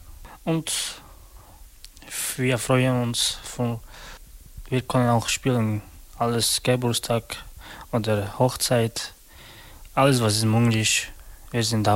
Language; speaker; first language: German; non-native, learner; Slovak